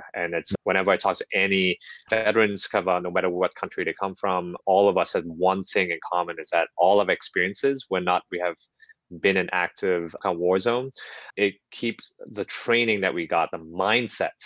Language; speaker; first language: English; non-native, local second language; Cantonese